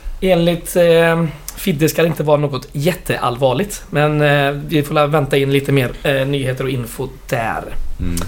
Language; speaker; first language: Swedish; native; Swedish